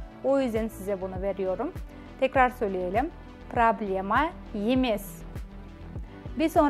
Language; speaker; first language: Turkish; non-native, fluent; Kazakh